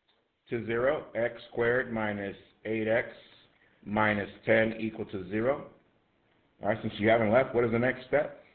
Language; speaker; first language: English; native; English